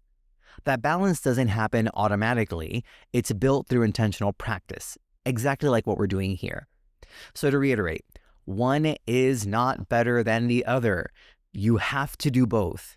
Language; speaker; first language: English; native; English